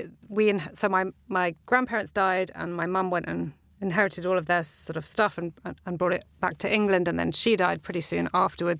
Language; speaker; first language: English; native; English